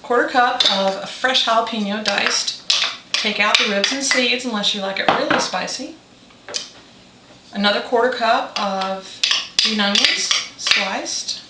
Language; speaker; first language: English; native; English